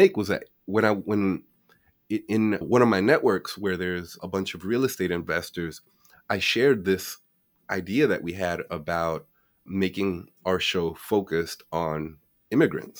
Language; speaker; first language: English; native; English